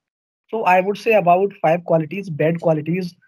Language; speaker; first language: English; non-native, learner; Hindi